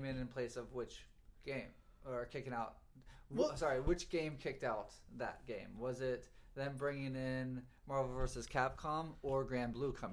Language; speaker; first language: English; native; English